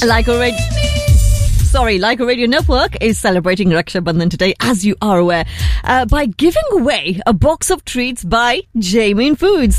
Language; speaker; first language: English; early bilingual, other home language; Hindi